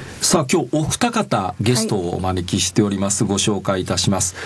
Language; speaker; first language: Japanese; native; Japanese